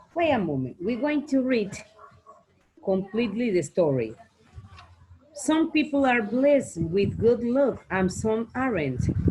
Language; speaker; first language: English; non-native, learner; Spanish